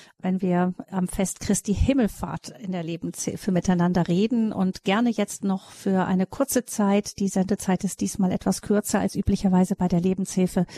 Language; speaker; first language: German; native; German